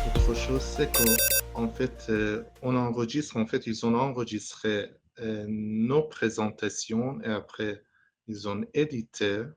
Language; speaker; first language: French; non-native, fluent; Persian